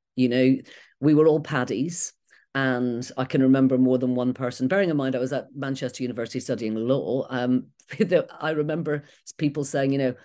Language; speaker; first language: English; native; English